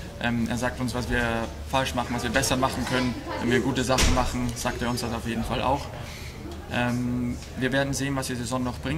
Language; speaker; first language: German; native; German